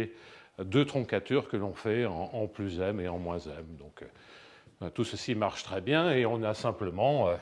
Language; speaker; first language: French; native; French